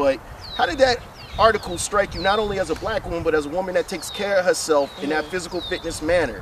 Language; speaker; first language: English; native; English